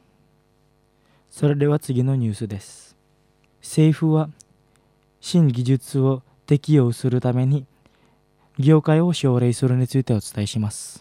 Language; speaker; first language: Japanese; non-native, fluent; Indonesian